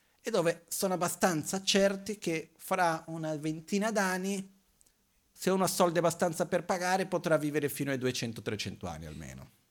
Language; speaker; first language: Italian; non-native, fluent; Portuguese